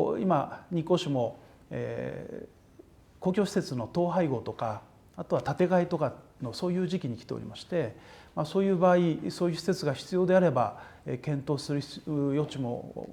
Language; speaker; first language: Japanese; native; Japanese